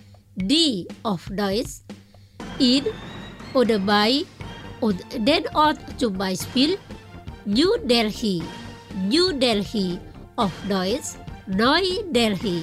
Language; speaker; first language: German; non-native, fluent; Indonesian